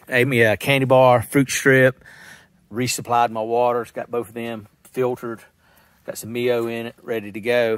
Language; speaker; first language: English; native; English